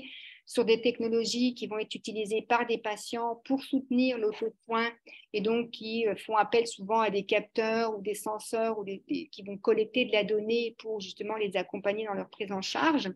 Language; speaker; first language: French; native; French